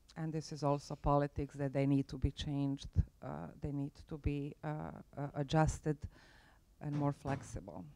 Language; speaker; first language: English; non-native, fluent; Croatian